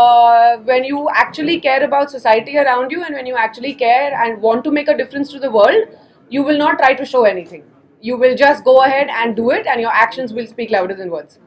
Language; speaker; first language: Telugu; non-native, local second language; Hindi